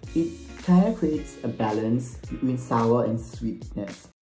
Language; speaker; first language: English; non-native, local second language; Pampanga